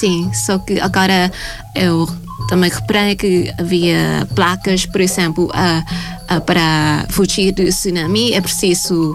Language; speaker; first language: Portuguese; non-native, fluent; Thai